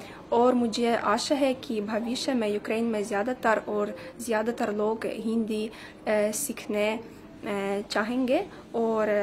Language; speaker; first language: Hindi; non-native, fluent; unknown